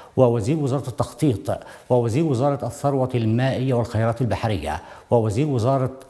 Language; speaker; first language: Arabic; non-native, local second language; Somali